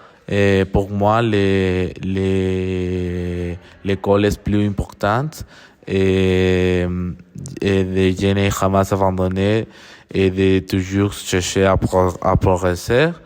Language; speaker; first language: French; non-native, learner; Spanish